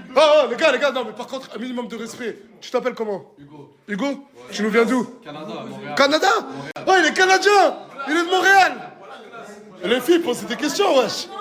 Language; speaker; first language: French; native; French